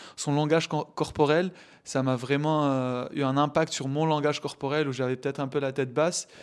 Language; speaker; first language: French; non-native, local second language; Arabic